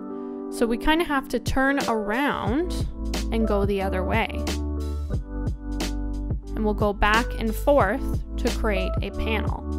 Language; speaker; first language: English; native; English